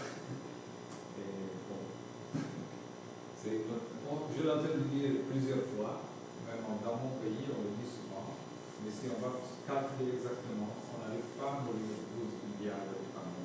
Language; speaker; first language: French; non-native, fluent; Italian